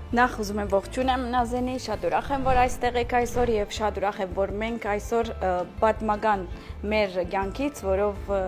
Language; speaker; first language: Armenian; early bilingual, heritage; Armenian